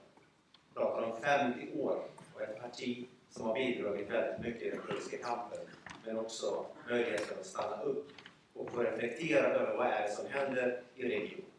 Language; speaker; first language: Swedish; early bilingual, other home language; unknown